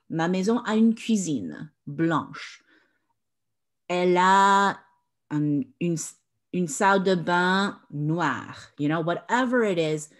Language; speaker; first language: French; non-native, fluent; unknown